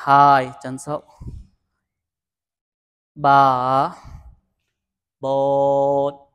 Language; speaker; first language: Vietnamese; non-native, learner; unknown